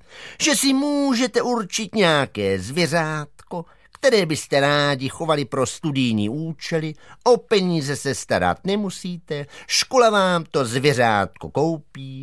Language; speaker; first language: Czech; native; Czech